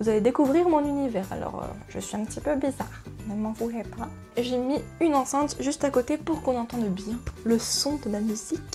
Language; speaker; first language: French; native; French